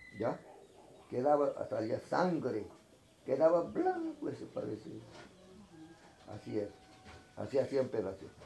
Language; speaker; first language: Spanish; non-native, local second language; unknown